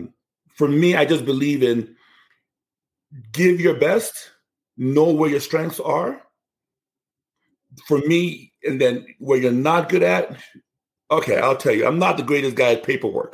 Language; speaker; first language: English; non-native, local second language; Igbo